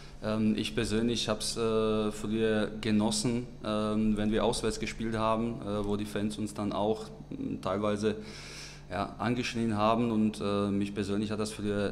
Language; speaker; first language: German; non-native, fluent; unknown